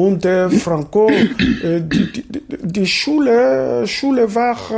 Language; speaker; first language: German; non-native, fluent; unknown